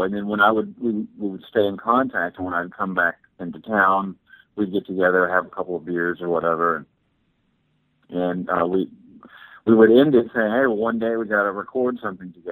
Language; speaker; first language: English; native; English